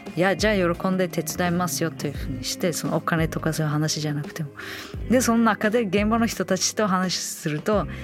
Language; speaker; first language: Japanese; non-native, fluent; Uzbek